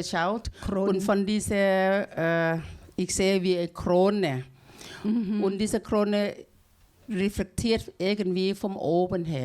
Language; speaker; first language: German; non-native, learner; Thai